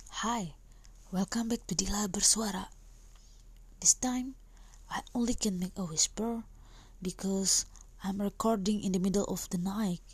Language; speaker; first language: English; non-native, fluent; Indonesian